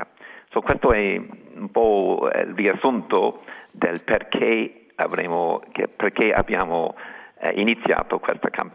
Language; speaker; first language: Italian; non-native, fluent; English